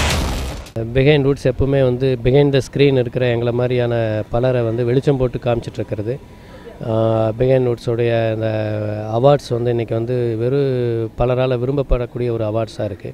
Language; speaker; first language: Tamil; native; Tamil